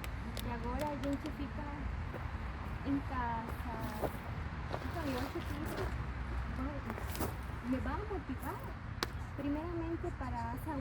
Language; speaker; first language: Portuguese; non-native, fluent; Spanish